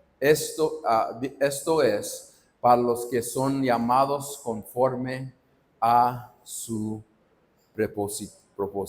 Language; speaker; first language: Spanish; non-native, fluent; English